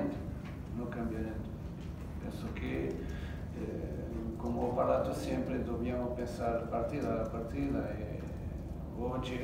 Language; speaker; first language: Italian; non-native, fluent; Portuguese